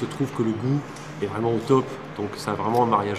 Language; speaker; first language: French; native; French